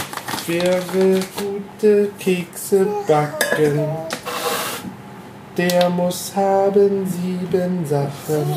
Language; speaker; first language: German; native; German